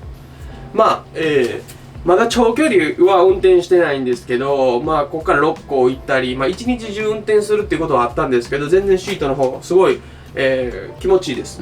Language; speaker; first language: Japanese; native; Japanese